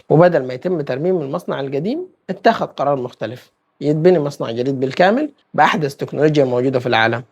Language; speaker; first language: Arabic; native; Arabic